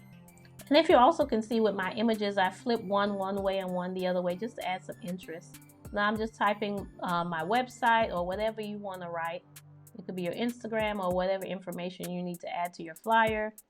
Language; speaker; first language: English; native; English